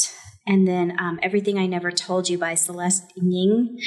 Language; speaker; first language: English; native; English